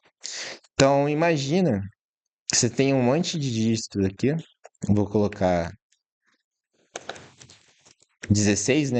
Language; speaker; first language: Portuguese; native; Portuguese